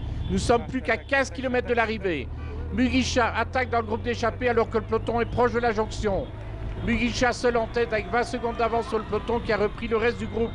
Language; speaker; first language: French; native; French